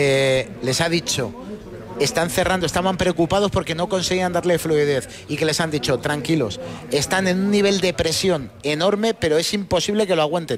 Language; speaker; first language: Spanish; native; Spanish